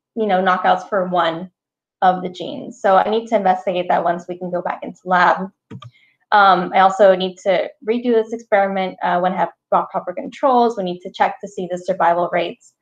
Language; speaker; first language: English; native; English